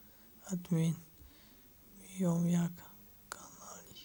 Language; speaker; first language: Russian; non-native, learner; Tajik